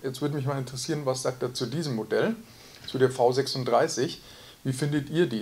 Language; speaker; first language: German; native; German